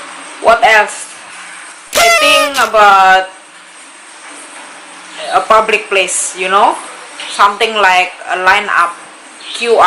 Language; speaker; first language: English; non-native, learner; Indonesian